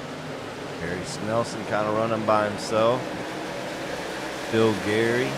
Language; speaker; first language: English; native; English